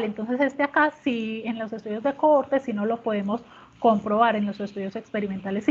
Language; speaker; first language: Spanish; native; Spanish